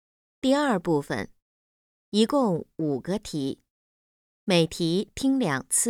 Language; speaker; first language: Chinese; native; Chinese